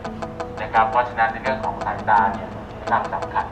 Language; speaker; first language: Thai; native; Thai